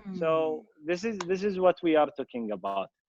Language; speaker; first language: English; non-native, fluent; Arabic